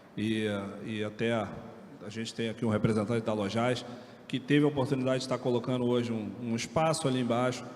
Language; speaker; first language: Portuguese; native; Portuguese